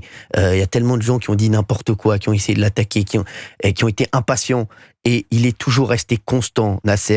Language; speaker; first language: French; native; French